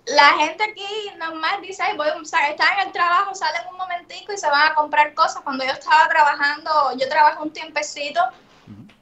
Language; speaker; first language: Spanish; native; Spanish